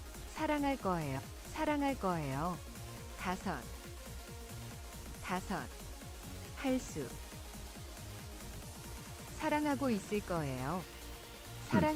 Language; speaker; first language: Korean; non-native, learner; English